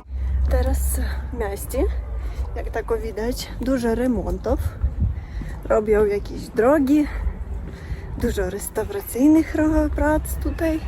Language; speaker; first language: Polish; non-native, learner; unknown